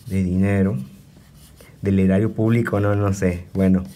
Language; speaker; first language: Spanish; native; Spanish